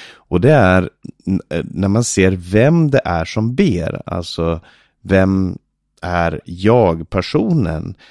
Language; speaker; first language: Swedish; native; Swedish